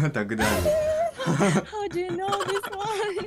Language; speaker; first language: English; non-native, local second language; Ukrainian